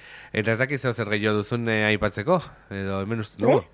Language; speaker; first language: Basque; native; Basque